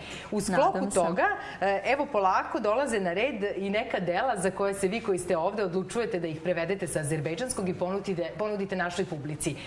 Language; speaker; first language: Serbian; native; Serbian